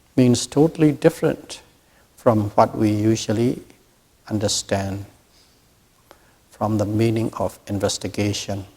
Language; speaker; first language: English; non-native, fluent; Burmese